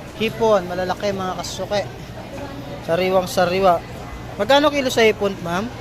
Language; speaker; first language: Filipino; native; Filipino